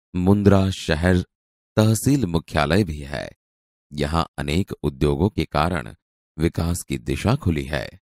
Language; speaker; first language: Hindi; non-native, local second language; Gujarati